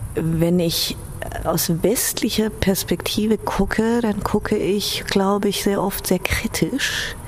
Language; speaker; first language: German; early bilingual, heritage; German